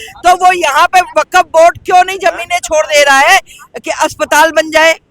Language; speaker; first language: Hindi; native; Hindi